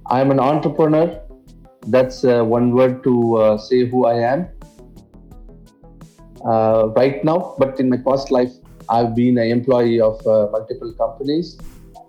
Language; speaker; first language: English; non-native, local second language; Tamil